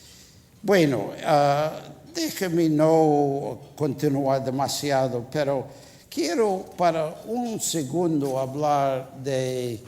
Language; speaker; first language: Spanish; non-native, fluent; English